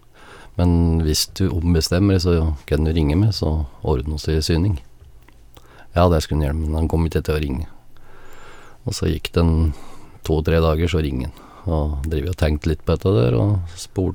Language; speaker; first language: Norwegian; native; Norwegian